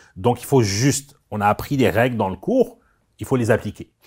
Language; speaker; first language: French; non-native, local second language; Arabic